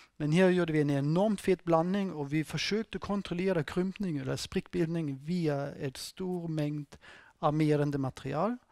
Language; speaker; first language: Swedish; non-native, fluent; German